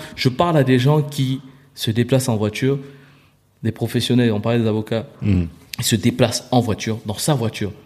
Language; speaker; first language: French; native; French